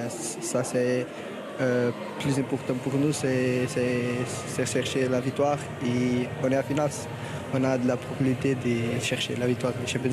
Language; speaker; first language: French; non-native, learner; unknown